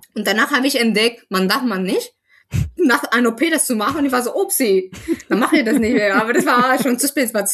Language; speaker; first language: German; non-native, fluent; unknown